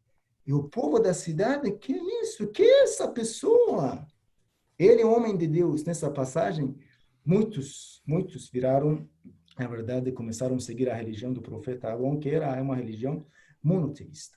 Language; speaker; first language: Portuguese; non-native, fluent; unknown